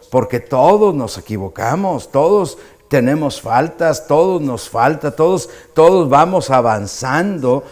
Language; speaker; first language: Spanish; native; Spanish